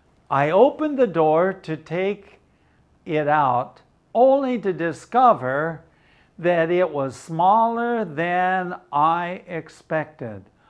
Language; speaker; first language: English; native; English